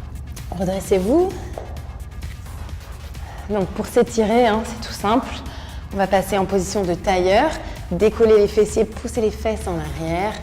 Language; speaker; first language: French; native; French